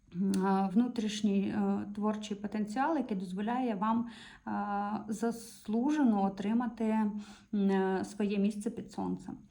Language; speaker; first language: Ukrainian; non-native, local second language; Russian